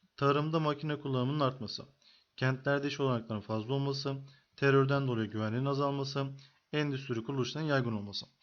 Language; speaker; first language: Turkish; native; Turkish